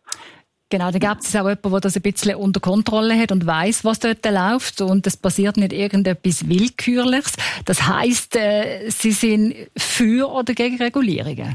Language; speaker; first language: German; native; German